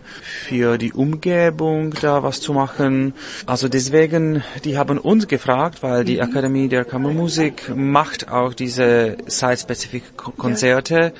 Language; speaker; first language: German; non-native, learner; Czech